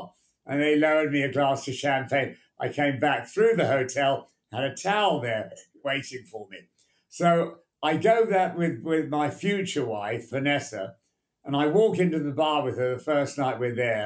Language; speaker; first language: English; native; English